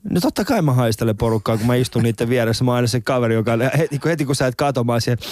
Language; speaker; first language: Finnish; early bilingual, other home language; Persian